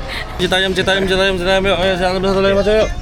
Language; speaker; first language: Indonesian; native; Indonesian